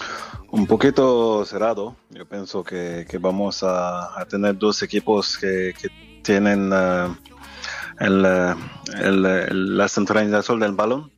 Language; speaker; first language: Spanish; non-native, fluent; French